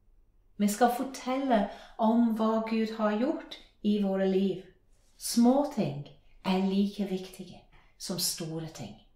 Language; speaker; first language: Norwegian; non-native, fluent; English